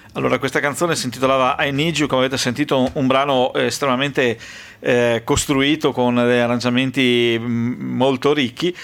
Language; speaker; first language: Italian; native; Italian